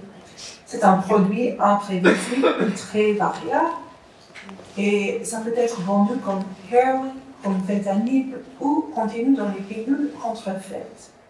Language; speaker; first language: French; non-native, fluent; English